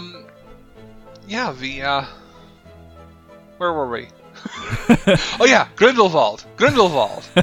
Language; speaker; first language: English; native; English